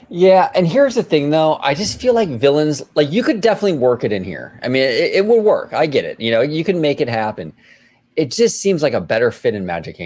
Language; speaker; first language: English; native; English